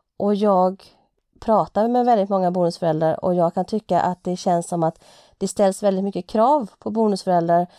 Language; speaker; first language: Swedish; native; Swedish